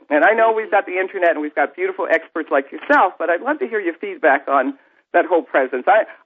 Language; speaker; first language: English; native; English